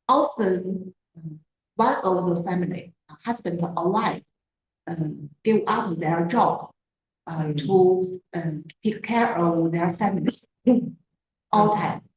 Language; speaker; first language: English; non-native, learner; Chinese